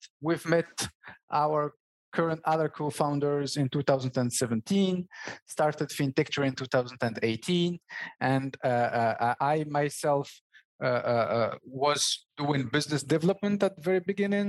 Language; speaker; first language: English; non-native, fluent; Berber languages